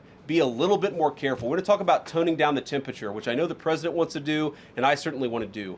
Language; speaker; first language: English; native; English